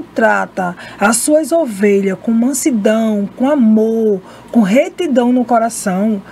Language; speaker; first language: Portuguese; native; Portuguese